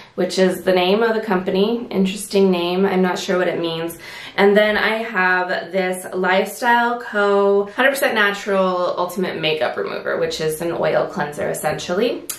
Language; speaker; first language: English; native; English